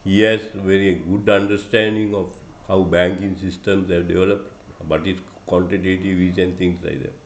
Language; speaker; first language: English; non-native, local second language; Sinhala